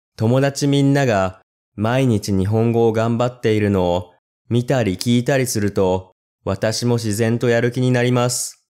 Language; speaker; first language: Japanese; native; Japanese